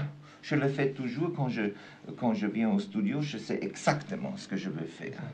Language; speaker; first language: French; non-native, fluent; German